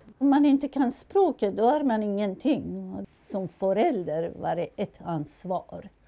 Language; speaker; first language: Swedish; non-native, fluent; Persian